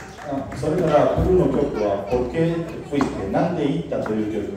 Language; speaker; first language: Japanese; non-native, learner; Spanish